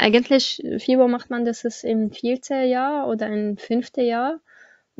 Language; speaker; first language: German; non-native, learner; Arabic